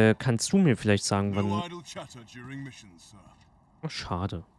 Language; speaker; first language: German; native; German